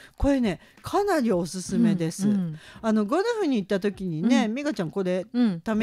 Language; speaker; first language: Japanese; native; Japanese